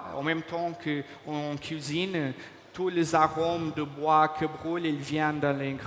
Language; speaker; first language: French; non-native, fluent; Portuguese